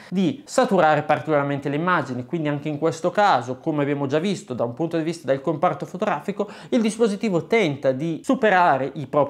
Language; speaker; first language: Italian; native; Italian